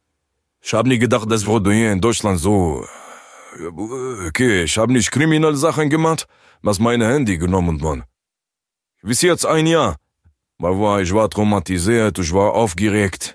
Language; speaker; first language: German; non-native, learner; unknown